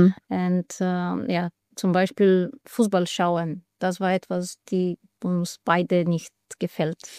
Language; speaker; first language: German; non-native, learner; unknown